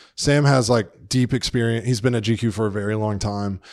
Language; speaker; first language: English; native; English